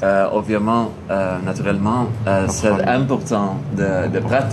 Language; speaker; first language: French; non-native, learner; Dutch